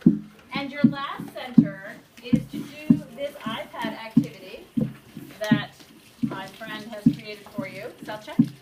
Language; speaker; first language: English; native; English